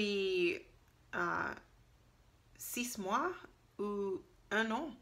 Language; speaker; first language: French; non-native, learner; English